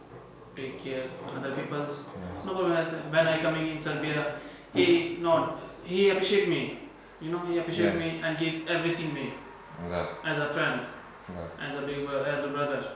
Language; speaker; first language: English; non-native, learner; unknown